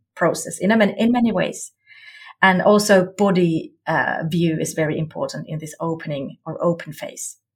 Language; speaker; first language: English; non-native, fluent; Finnish